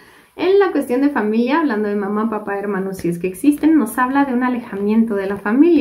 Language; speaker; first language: Spanish; native; Spanish